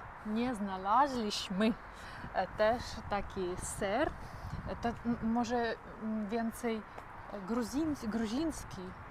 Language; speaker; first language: Polish; non-native, learner; Ukrainian